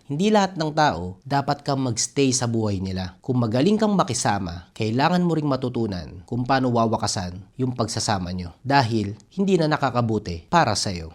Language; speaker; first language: Filipino; native; Filipino